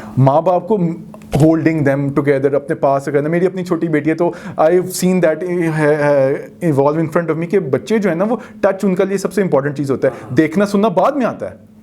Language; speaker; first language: Urdu; non-native, local second language; Punjabi